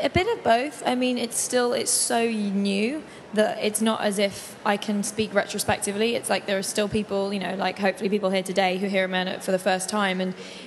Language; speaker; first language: English; native; English